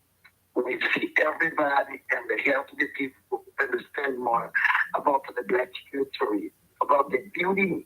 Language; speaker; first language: English; non-native, learner; Portuguese